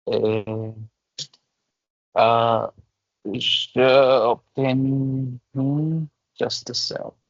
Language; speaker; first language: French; non-native, learner; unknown